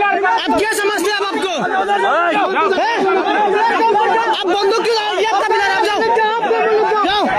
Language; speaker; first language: Hindi; non-native, learner; Bangla